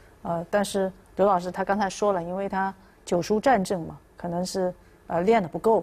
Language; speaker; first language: Chinese; native; Chinese